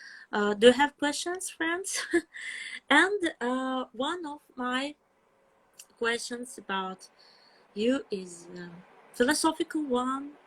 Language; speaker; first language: English; non-native, fluent; Russian